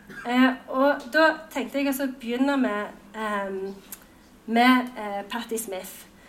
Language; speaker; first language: Norwegian; native; Norwegian